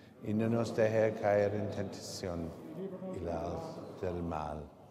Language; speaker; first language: Spanish; non-native, learner; English